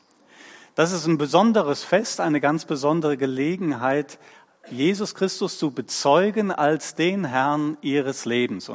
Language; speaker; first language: German; native; German